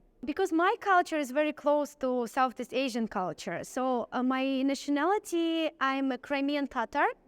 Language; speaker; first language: English; non-native, fluent; Russian